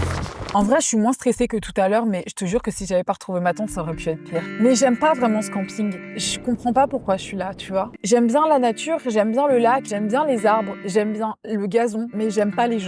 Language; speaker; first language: French; native; French